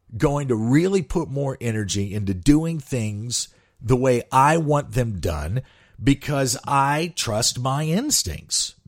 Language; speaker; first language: English; native; English